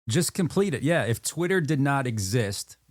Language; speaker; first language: English; native; English